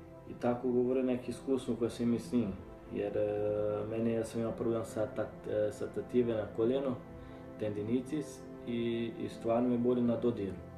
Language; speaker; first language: Croatian; non-native, learner; Portuguese